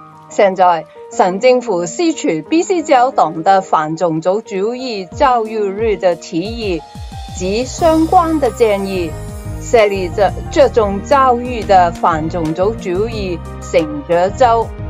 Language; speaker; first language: Chinese; native; Chinese